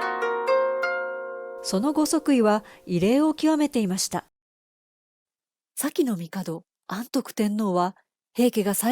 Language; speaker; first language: Japanese; native; Japanese